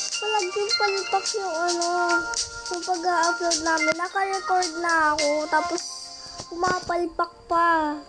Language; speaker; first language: Filipino; native; Filipino